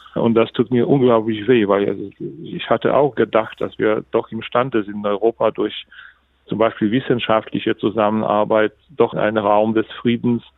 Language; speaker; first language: German; non-native, fluent; Polish